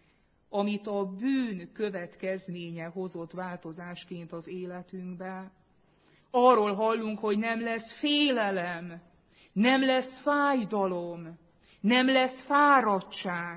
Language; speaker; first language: Hungarian; native; Hungarian